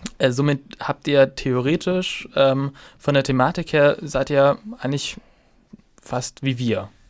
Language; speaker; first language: German; native; German